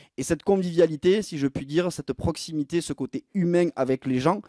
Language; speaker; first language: French; native; French